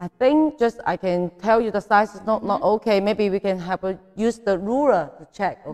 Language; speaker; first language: English; non-native, fluent; Chinese